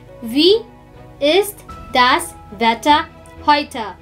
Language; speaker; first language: German; non-native, fluent; Filipino